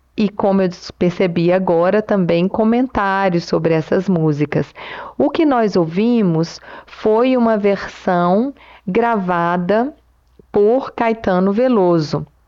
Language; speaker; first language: Portuguese; native; Portuguese